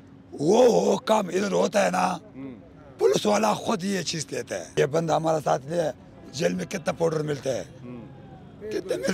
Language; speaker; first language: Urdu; non-native, local second language; Pashto